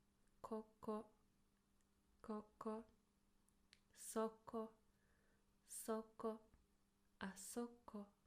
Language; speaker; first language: Japanese; non-native, fluent; English